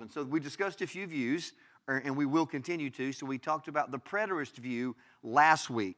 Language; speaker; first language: English; native; English